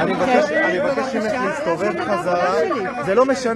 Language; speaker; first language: Hebrew; native; Hebrew